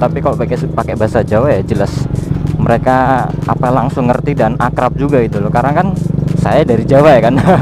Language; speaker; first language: Indonesian; non-native, local second language; Javanese